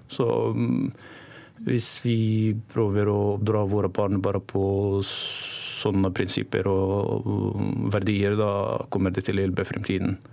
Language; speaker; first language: Norwegian; non-native, learner; Arabic